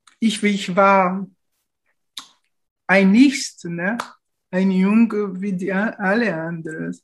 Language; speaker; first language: German; non-native, fluent; Portuguese